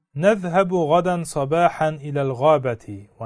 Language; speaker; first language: Arabic; non-native, fluent; Uzbek